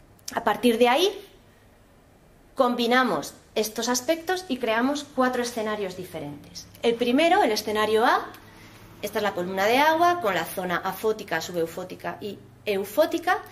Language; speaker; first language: Spanish; native; Spanish